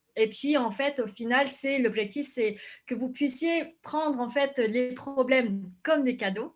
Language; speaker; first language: French; non-native, fluent; Vietnamese